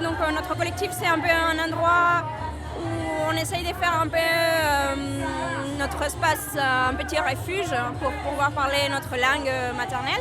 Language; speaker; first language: French; non-native, fluent; Spanish